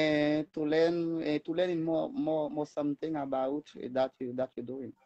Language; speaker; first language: English; non-native, learner; Haitian Creole